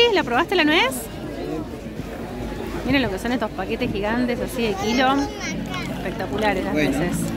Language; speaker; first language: Spanish; native; Spanish